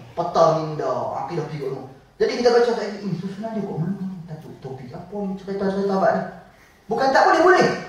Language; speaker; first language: Malay; native; Malay